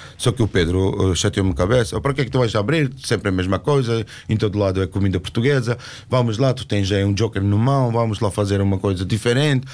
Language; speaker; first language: Portuguese; non-native, fluent; Georgian